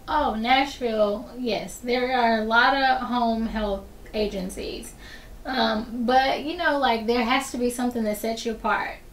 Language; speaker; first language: English; native; English